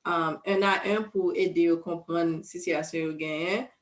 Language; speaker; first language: French; non-native, local second language; Haitian Creole